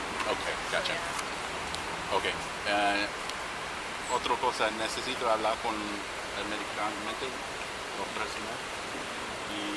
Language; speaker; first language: Spanish; non-native, learner; English